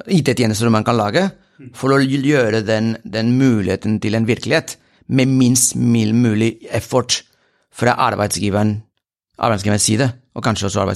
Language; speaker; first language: Norwegian; non-native, fluent; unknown